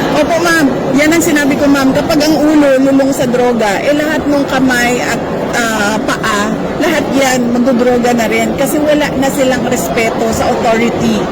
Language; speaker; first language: Filipino; native; Filipino